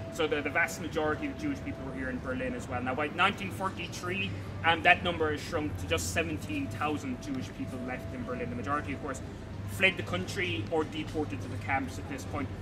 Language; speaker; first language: English; native; English